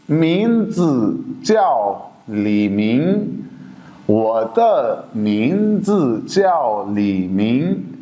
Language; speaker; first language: Chinese; non-native, fluent; Urdu